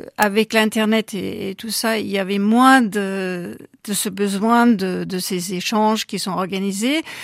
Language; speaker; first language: French; non-native, fluent; German